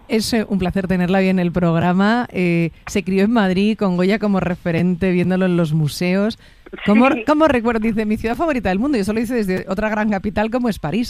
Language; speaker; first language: Spanish; native; Spanish